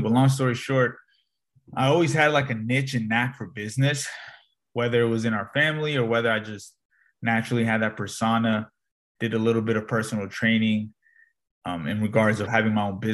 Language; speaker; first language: English; native; English